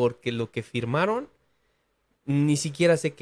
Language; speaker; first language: Spanish; native; Spanish